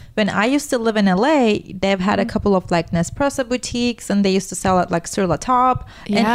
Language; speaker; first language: English; non-native, fluent; Turkish